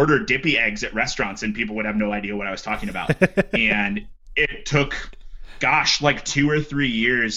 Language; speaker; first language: English; native; English